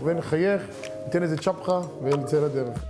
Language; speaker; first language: Hebrew; native; Hebrew